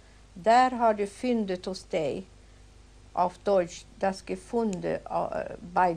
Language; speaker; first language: German; non-native, learner; Swedish